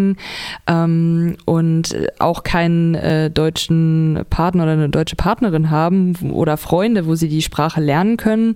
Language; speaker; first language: German; native; German